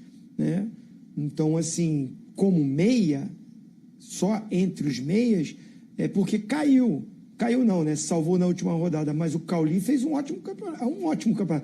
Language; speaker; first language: Portuguese; native; Portuguese